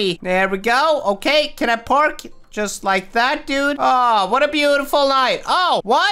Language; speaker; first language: English; native; English